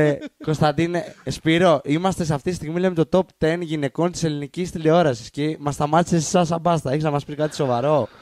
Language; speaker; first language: Greek; native; Greek